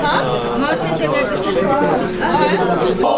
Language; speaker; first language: French; non-native, fluent; Ukrainian